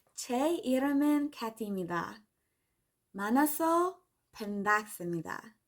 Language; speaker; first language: Korean; non-native, learner; English